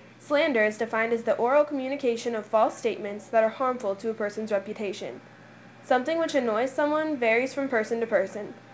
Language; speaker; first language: English; native; English